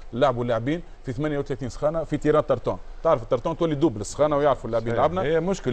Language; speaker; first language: Arabic; native; Arabic